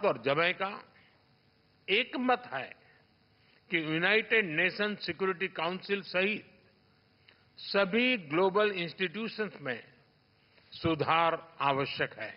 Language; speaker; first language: Hindi; native; Hindi